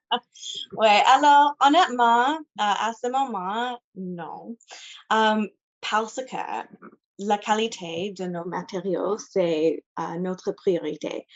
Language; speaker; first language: French; non-native, local second language; English